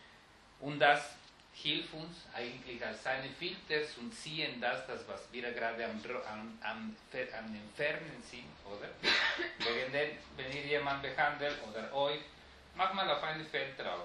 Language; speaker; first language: German; non-native, fluent; Spanish